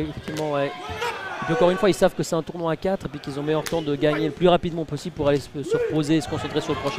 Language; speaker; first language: French; native; French